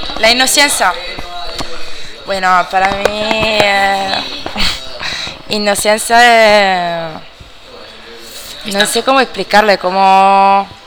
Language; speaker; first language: Spanish; non-native, learner; Italian